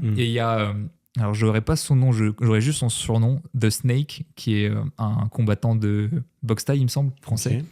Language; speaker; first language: French; native; French